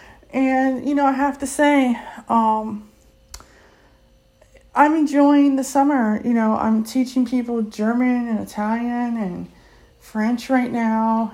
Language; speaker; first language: English; native; English